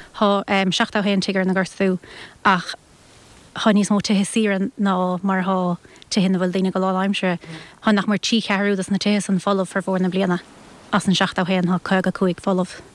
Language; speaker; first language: Irish; native; Irish